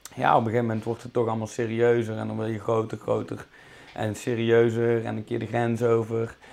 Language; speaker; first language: Dutch; native; Dutch